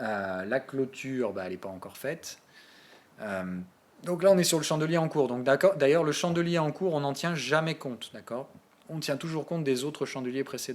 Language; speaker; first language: French; native; French